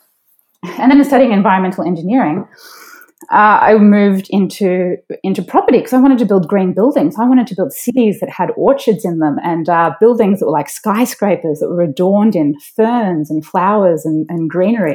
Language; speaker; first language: English; native; English